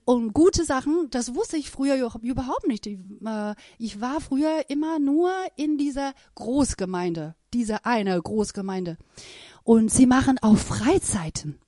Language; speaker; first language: German; non-native, fluent; Persian